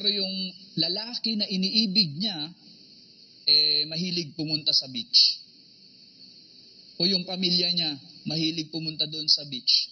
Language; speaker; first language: Filipino; native; Filipino